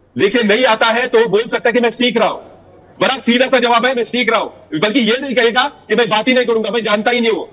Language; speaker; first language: Hindi; non-native, local second language; Marathi